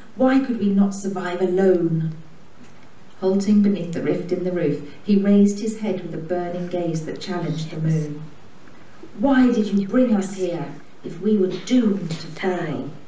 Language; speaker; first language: English; native; English